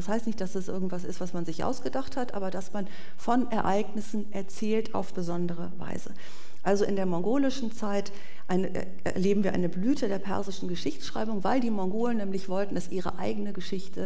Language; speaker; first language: German; native; German